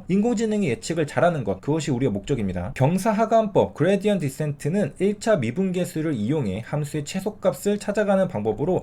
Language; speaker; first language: Korean; native; Korean